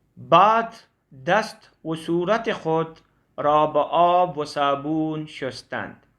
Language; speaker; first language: Persian; non-native, fluent; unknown